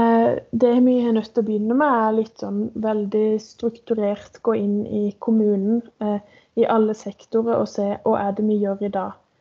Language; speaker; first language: Norwegian; native; Norwegian